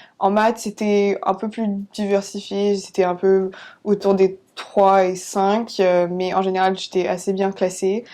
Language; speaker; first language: French; early bilingual, other home language; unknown